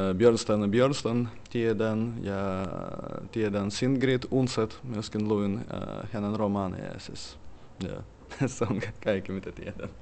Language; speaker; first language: Finnish; non-native, fluent; Russian